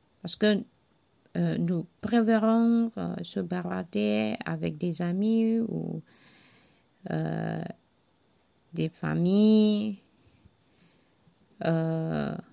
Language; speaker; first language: French; non-native, learner; Javanese